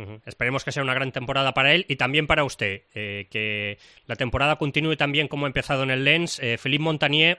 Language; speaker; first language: Spanish; native; Spanish